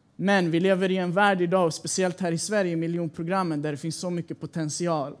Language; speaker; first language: Swedish; early bilingual, other home language; Persian